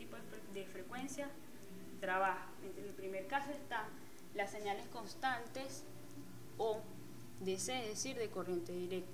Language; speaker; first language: Spanish; native; Spanish